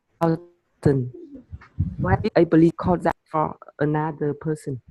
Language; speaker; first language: English; non-native, learner; Vietnamese